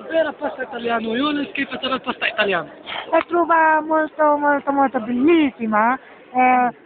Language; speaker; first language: Italian; non-native, learner; Arabic